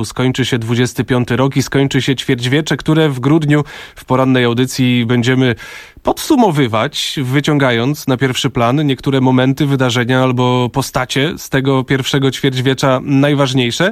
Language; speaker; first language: Polish; native; Polish